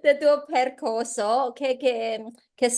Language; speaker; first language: Italian; non-native, learner; Chinese